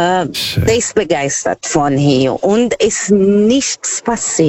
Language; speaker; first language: German; non-native, learner; Portuguese